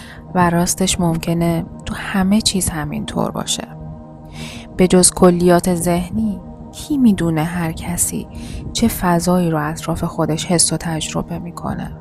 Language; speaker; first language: Persian; native; Persian